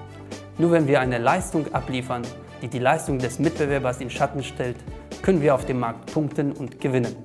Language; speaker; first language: German; native; German